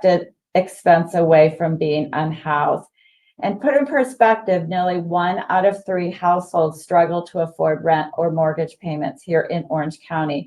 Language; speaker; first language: English; native; English